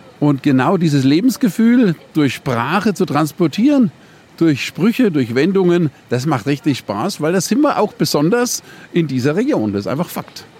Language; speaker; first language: German; native; German